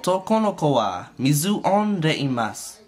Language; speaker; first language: Japanese; non-native, learner; English